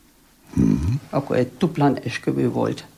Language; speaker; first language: Hungarian; non-native, fluent; German